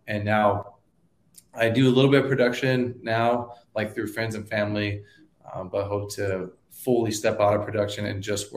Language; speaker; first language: English; native; English